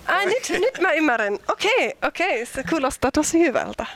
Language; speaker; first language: Finnish; non-native, learner; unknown